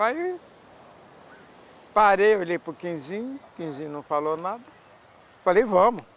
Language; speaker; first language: Portuguese; native; Portuguese